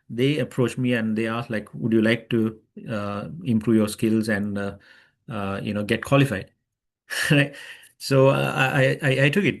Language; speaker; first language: English; non-native, local second language; Sinhala